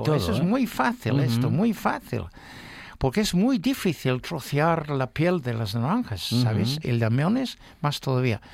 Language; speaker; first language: Spanish; non-native, fluent; English